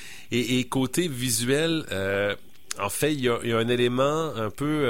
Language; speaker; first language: French; native; French